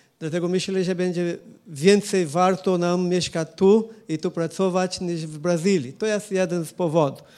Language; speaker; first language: Polish; non-native, learner; Portuguese